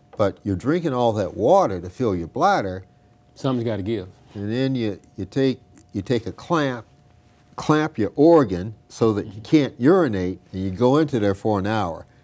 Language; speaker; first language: English; native; English